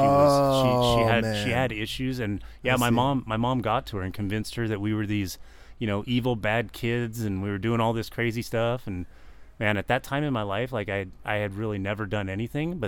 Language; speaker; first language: English; native; English